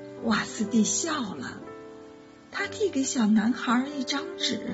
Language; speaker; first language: Chinese; native; Chinese